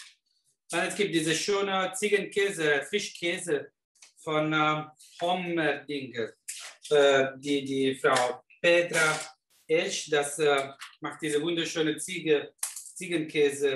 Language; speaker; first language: German; non-native, fluent; Italian